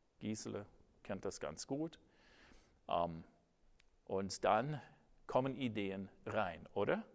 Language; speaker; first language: German; non-native, fluent; English